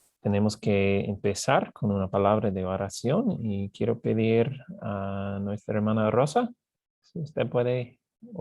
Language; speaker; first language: Spanish; non-native, fluent; English